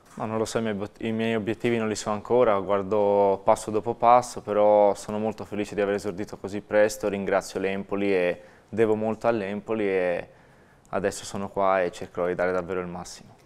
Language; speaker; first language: Italian; early bilingual, other home language; Albanian